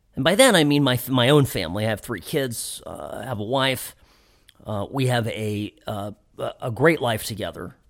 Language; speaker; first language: English; native; English